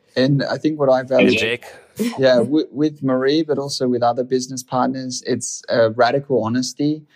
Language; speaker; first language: English; native; English